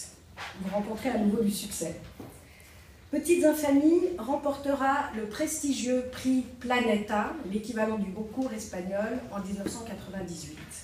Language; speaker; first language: French; native; French